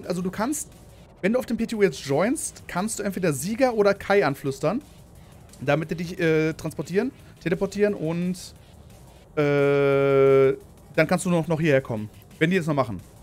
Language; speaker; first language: German; native; German